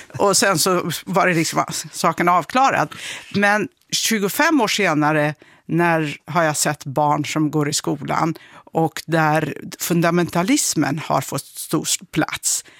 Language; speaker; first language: Swedish; early bilingual, other home language; Kurdish